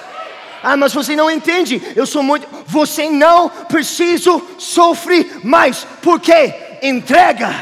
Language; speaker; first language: Portuguese; non-native, fluent; English